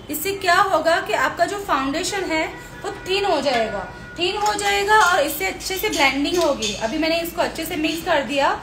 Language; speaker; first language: Hindi; non-native, local second language; Gujarati